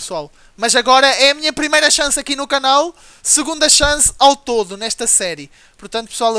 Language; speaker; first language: Portuguese; native; Portuguese